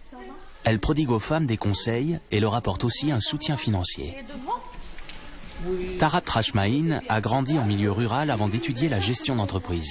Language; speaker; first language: French; native; French